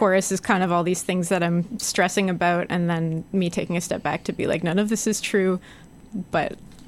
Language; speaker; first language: English; native; English